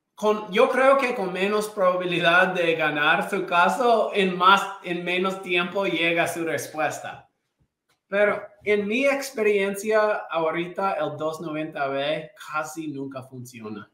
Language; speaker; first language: Spanish; non-native, fluent; English